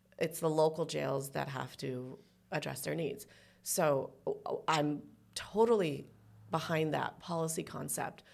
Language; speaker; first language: English; early bilingual, other home language; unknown